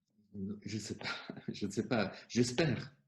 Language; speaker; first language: French; non-native, fluent; Italian